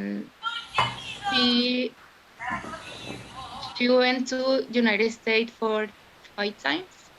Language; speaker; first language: English; non-native, learner; Spanish